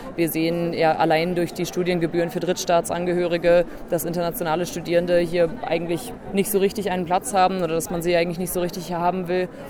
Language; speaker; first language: German; native; German